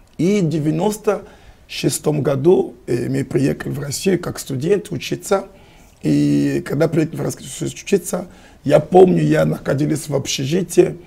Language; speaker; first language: Russian; non-native, fluent; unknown